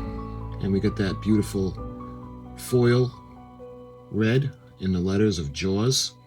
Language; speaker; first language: English; native; English